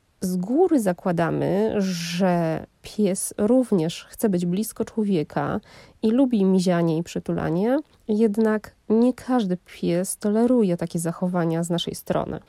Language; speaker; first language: Polish; native; Polish